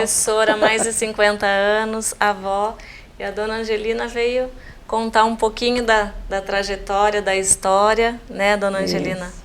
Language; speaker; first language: Portuguese; native; Portuguese